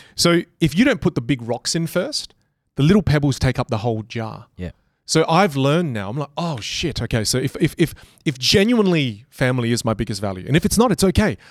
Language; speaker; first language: English; native; English